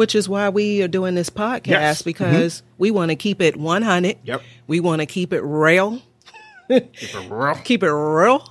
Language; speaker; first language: English; native; English